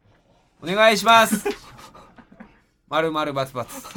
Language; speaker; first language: Japanese; native; Japanese